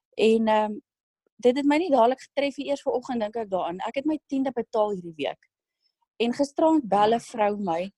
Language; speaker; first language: Afrikaans; native; Afrikaans